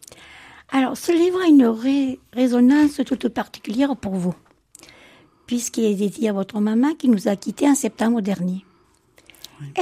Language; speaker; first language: French; native; French